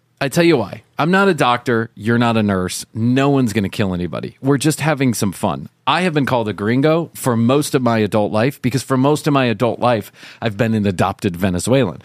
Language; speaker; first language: English; native; English